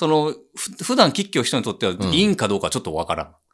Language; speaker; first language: Japanese; native; Japanese